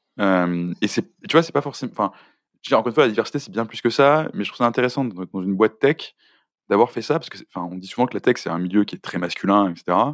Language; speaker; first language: French; native; French